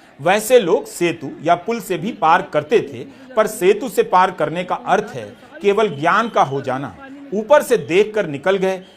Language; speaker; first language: Hindi; non-native, local second language; Bhojpuri